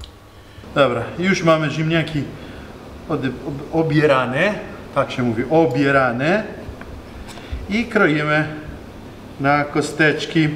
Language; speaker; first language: Polish; non-native, learner; Italian